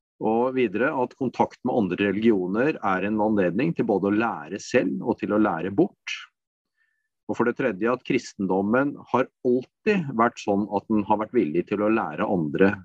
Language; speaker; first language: Norwegian; native; Norwegian